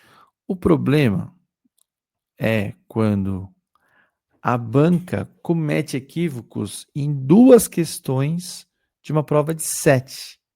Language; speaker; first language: Portuguese; native; Portuguese